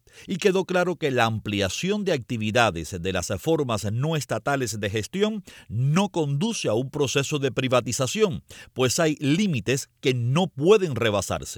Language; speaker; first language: Spanish; native; Spanish